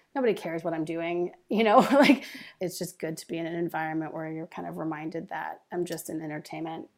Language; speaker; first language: English; native; English